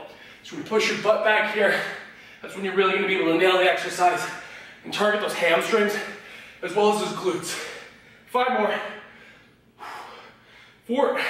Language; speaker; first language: English; native; English